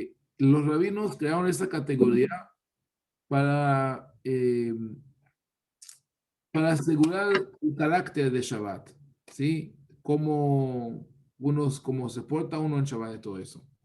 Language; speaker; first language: Spanish; non-native, fluent; Hebrew